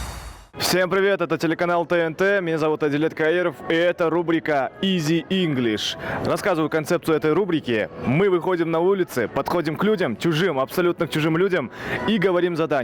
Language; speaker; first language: Russian; native; Russian